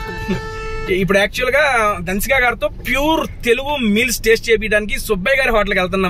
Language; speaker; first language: Telugu; native; Telugu